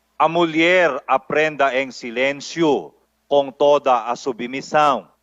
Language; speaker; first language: Portuguese; native; Portuguese